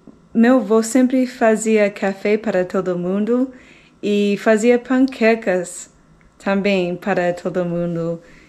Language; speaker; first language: Portuguese; non-native, fluent; English